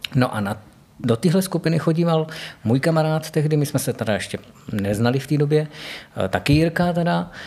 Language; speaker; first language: Czech; native; Czech